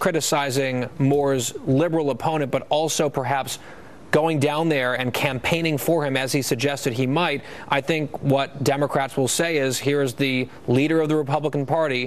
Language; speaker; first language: English; native; English